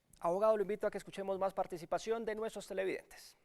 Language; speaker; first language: Spanish; native; Spanish